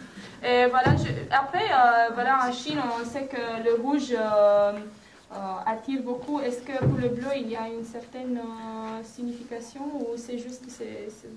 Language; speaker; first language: French; non-native, fluent; Romanian